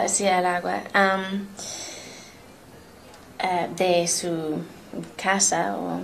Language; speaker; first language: Spanish; non-native, learner; English